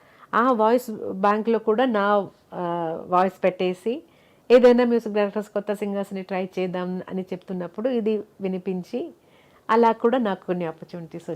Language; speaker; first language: Telugu; non-native, local second language; Malayalam